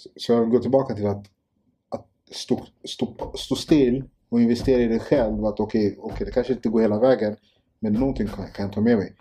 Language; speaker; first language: Swedish; early bilingual, other home language; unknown